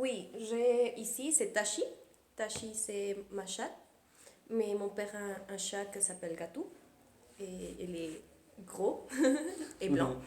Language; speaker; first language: French; early bilingual, heritage; Spanish